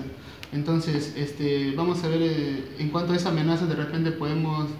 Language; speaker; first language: Spanish; native; Spanish